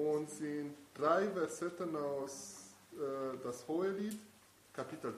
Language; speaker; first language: German; non-native, fluent; Italian